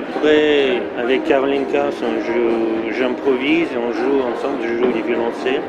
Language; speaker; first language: French; non-native, fluent; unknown